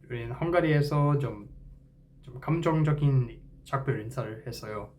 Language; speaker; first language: Korean; non-native, fluent; English